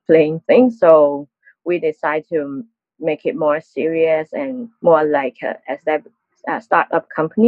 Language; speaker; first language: English; non-native, local second language; Cantonese